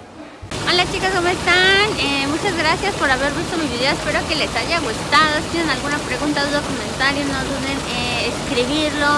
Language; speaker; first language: Spanish; native; Spanish